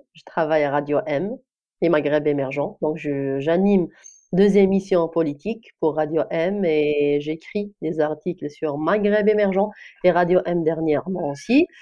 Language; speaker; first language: French; non-native, local second language; Kabyle